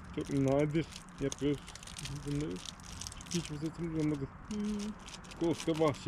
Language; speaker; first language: Turkish; native; Turkish